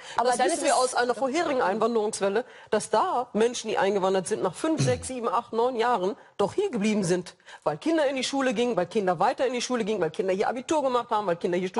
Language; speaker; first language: German; early bilingual, other home language; Arabic